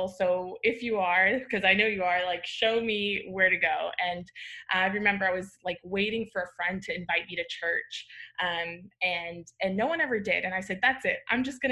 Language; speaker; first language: English; native; English